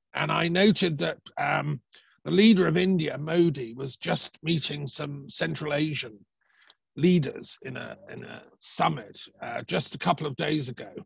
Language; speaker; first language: English; native; English